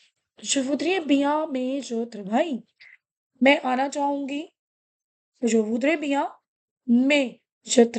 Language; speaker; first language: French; non-native, fluent; Hindi